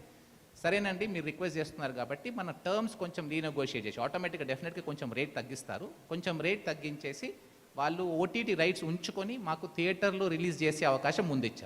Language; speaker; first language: Telugu; native; Telugu